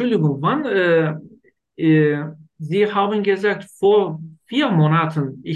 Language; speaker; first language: German; non-native, learner; Turkish